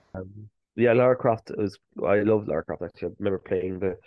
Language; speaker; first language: English; native; English